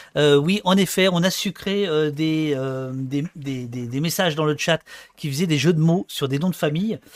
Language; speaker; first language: French; native; French